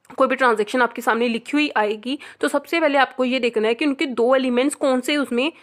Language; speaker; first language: Hindi; non-native, local second language; Punjabi